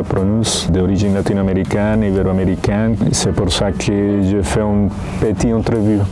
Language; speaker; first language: French; non-native, fluent; Spanish